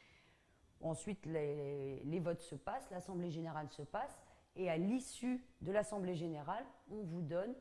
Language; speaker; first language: French; native; French